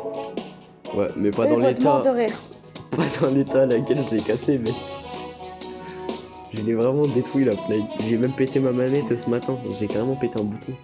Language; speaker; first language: French; native; French